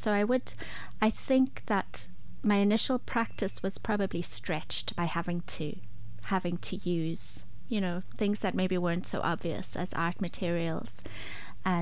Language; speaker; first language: English; native; English